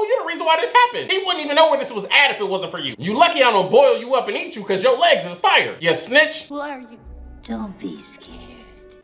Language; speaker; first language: English; native; English